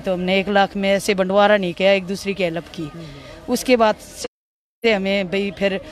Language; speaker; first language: Hindi; native; Hindi